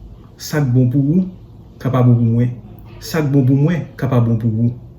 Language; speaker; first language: French; non-native, learner; Haitian Creole